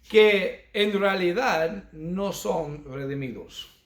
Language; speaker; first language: Spanish; non-native, fluent; English